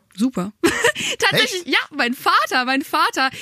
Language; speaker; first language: German; early bilingual, other home language; Polish